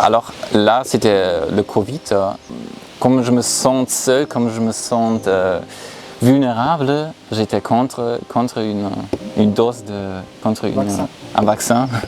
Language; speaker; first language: French; non-native, fluent; German